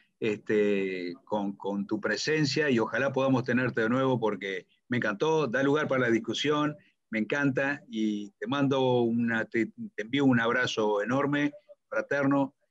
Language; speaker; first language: Spanish; native; Spanish